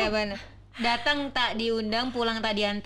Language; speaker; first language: Indonesian; native; Indonesian